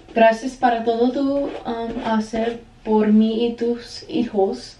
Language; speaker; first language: Spanish; early bilingual, other home language; English